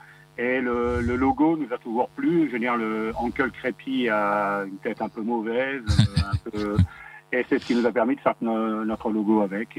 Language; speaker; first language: French; native; French